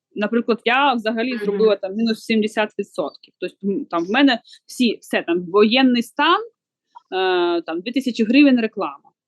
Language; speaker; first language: Ukrainian; non-native, local second language; Russian